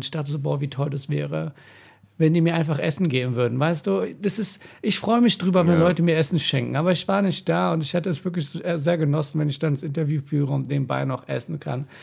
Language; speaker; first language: German; early bilingual, other home language; Persian